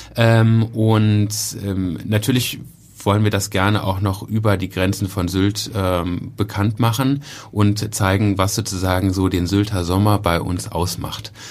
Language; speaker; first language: German; native; German